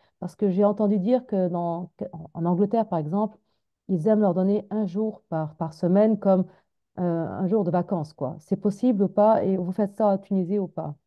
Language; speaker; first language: French; non-native, fluent; Arabic